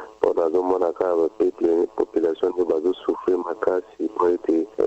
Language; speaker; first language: Lingala; native; Lingala